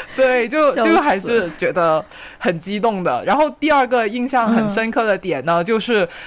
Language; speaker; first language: Chinese; native; Chinese